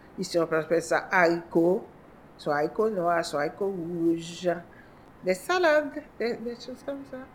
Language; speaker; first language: French; non-native, local second language; Haitian Creole